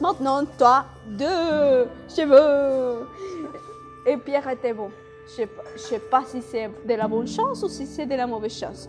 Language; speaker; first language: French; non-native, learner; Spanish